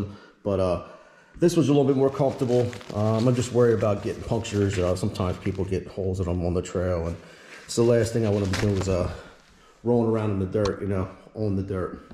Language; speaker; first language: English; native; English